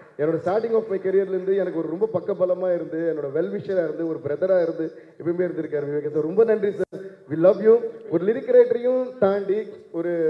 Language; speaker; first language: Tamil; non-native, local second language; Telugu